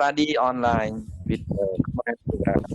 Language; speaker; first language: English; non-native, learner; Khmer